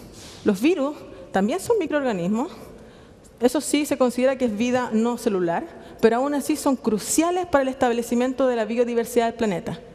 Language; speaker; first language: Spanish; native; Spanish